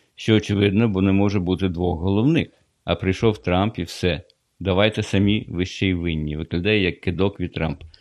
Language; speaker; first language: Ukrainian; non-native, local second language; Russian